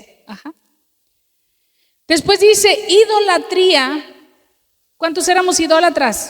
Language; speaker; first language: Spanish; native; Spanish